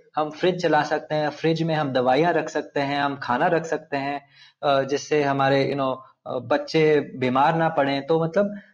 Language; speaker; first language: Hindi; non-native, local second language; Telugu